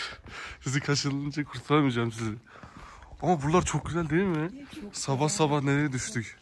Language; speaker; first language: Turkish; native; Turkish